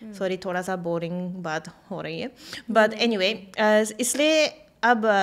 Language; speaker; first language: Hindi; non-native, fluent; Japanese